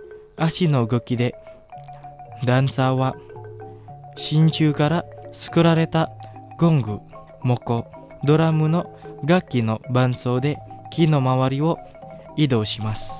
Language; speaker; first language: Japanese; non-native, fluent; Indonesian